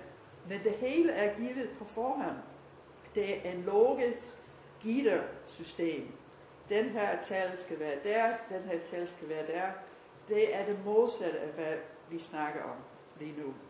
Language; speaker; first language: Danish; non-native, fluent; English